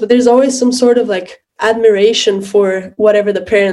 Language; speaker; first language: English; non-native, fluent; Portuguese